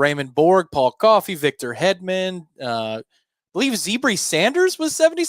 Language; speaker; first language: English; native; English